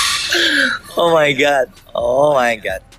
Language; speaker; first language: English; non-native, learner; Indonesian